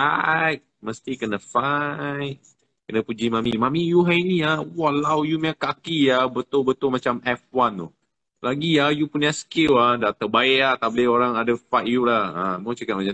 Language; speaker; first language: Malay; non-native, local second language; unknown